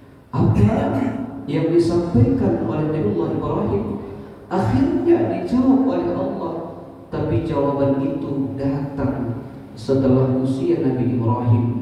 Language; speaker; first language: Indonesian; native; Indonesian